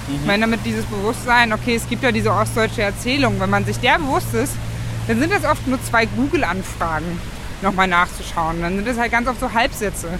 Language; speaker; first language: German; native; German